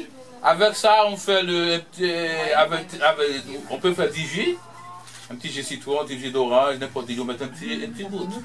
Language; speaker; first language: French; non-native, fluent; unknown